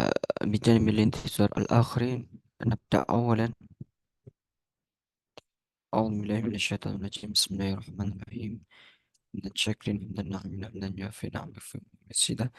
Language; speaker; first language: Arabic; non-native, fluent; Indonesian